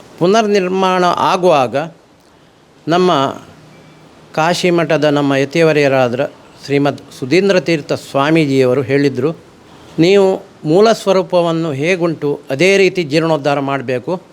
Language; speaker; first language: Kannada; non-native, local second language; Konkani